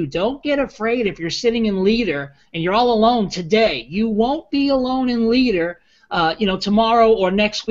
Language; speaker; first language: English; native; English